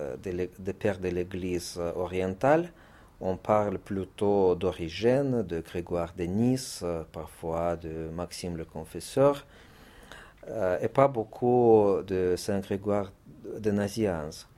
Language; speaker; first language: French; non-native, fluent; Russian